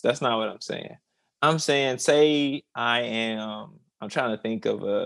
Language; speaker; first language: English; native; English